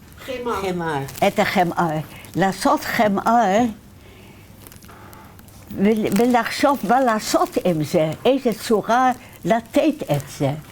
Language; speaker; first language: Hebrew; non-native, fluent; Dutch